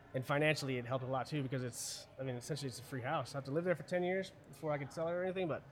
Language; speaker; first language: English; early bilingual, other home language; German